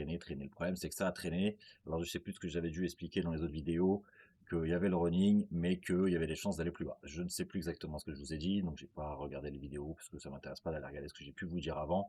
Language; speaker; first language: French; native; French